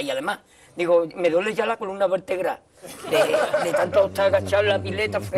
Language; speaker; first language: Spanish; native; Spanish